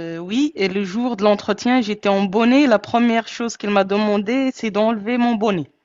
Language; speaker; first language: French; non-native, local second language; Arabic